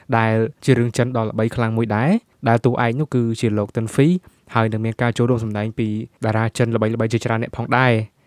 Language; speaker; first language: Khmer; native; Khmer